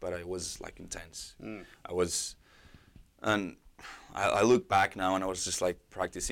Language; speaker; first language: English; non-native, fluent; Portuguese